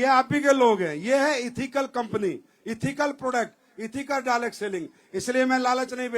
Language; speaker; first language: Hindi; native; Hindi